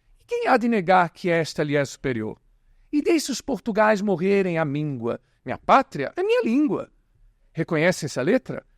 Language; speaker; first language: Portuguese; native; Portuguese